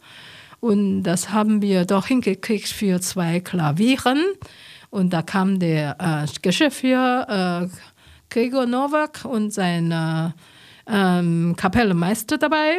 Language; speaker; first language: German; non-native, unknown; Chinese